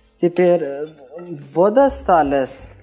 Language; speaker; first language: Russian; non-native, learner; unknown